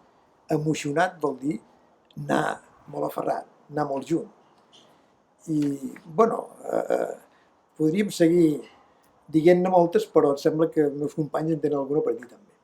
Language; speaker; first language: Catalan; native; Catalan